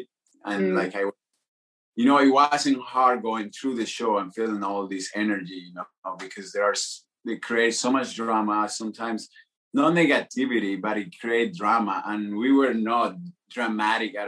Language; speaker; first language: English; non-native, fluent; Spanish